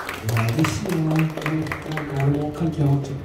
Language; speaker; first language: Japanese; native; Japanese